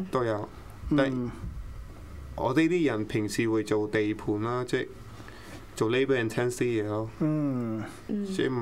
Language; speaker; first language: Cantonese; early bilingual, other home language; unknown